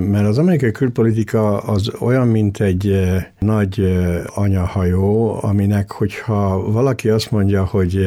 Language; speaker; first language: Hungarian; early bilingual, other home language; Spanish